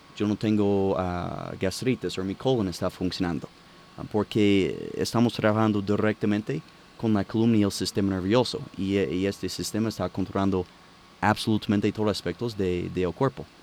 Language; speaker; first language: Spanish; non-native, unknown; English